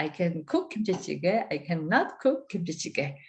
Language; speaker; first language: English; non-native, fluent; Korean